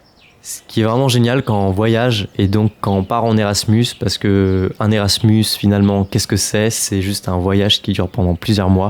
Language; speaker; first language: French; native; French